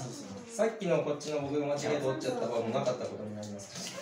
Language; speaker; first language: Japanese; native; Japanese